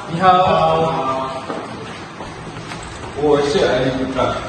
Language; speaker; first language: Chinese; non-native, learner; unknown